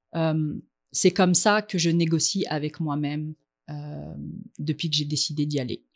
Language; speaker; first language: French; early bilingual, other home language; Arabic